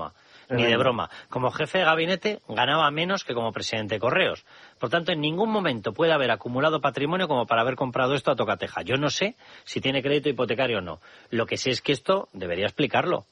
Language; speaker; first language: Spanish; native; Spanish